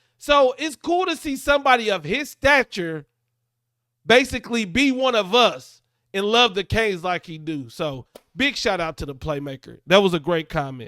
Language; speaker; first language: English; native; English